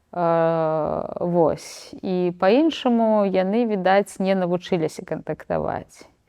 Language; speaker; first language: Belarusian; non-native, local second language; Russian